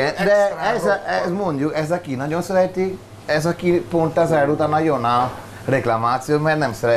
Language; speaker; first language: Hungarian; non-native, learner; Italian